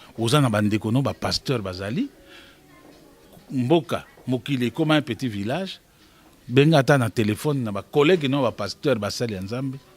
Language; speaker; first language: Lingala; native; Lingala